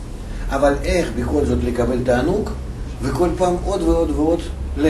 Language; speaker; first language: Hebrew; non-native, fluent; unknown